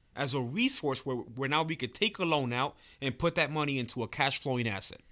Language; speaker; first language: English; early bilingual, other home language; Spanish